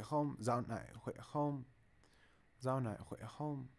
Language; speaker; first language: Vietnamese; non-native, learner; English